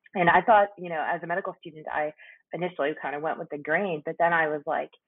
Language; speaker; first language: English; early bilingual, other home language; Spanish